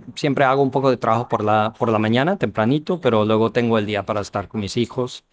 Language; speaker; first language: Spanish; non-native, fluent; English